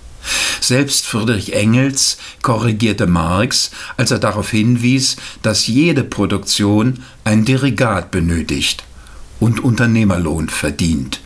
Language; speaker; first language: German; native; German